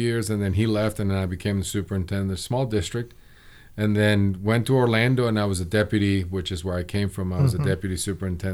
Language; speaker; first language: English; early bilingual, other home language; Spanish